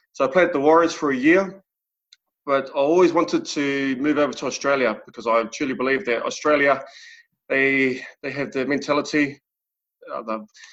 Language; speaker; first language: English; native; English